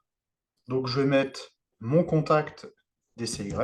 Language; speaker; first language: French; native; French